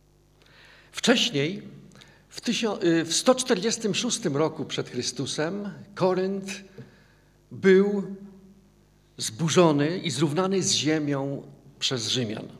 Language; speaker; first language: Polish; native; Polish